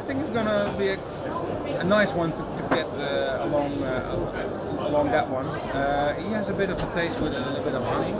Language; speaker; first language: English; non-native, fluent; Dutch